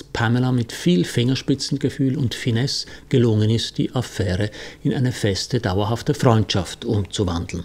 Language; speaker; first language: German; native; German